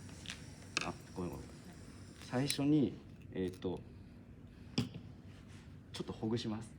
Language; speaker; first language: Japanese; native; Japanese